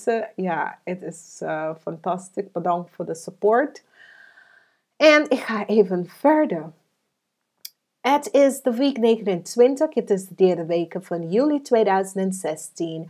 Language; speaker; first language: Dutch; non-native, fluent; English